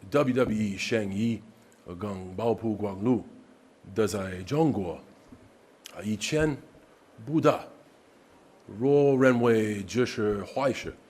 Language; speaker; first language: Chinese; non-native, learner; English